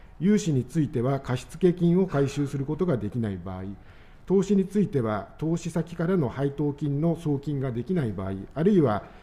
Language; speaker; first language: Japanese; native; Japanese